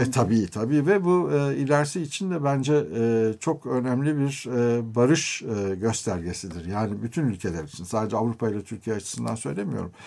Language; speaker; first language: Turkish; native; Turkish